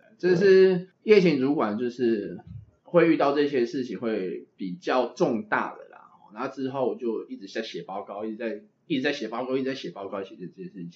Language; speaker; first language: Chinese; native; Chinese